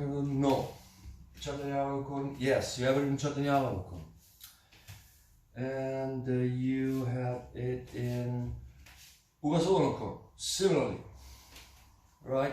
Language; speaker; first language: English; non-native, fluent; German